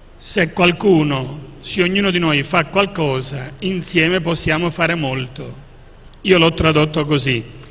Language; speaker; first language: Italian; native; Italian